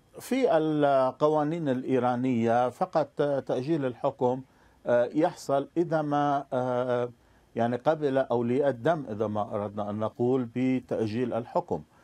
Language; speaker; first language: Arabic; non-native, fluent; Persian